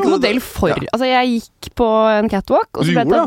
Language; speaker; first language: Norwegian; native; Norwegian